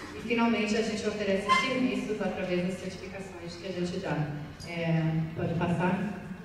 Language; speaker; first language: Portuguese; non-native, fluent; English